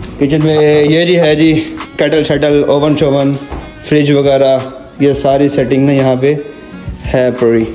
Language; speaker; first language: Urdu; native; Urdu